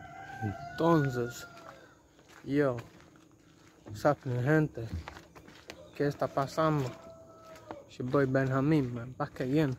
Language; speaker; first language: Spanish; non-native, learner; English